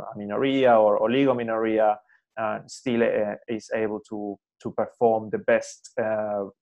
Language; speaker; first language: English; non-native, fluent; Spanish